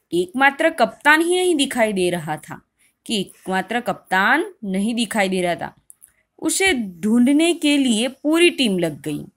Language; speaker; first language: Hindi; non-native, local second language; Gujarati